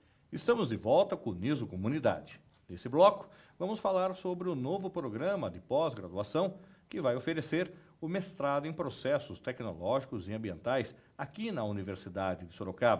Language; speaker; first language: Portuguese; native; Portuguese